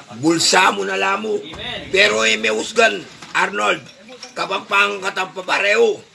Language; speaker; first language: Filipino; non-native, local second language; Pampanga